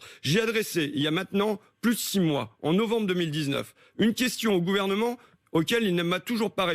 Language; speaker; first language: French; native; French